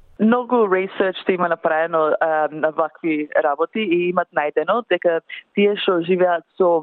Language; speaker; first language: Macedonian; early bilingual, heritage; English